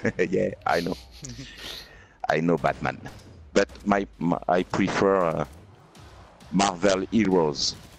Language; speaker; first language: English; non-native, learner; French